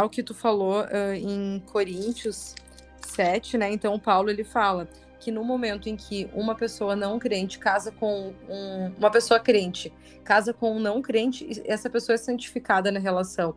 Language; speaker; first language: Portuguese; native; Portuguese